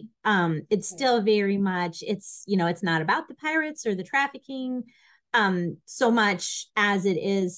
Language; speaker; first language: English; native; English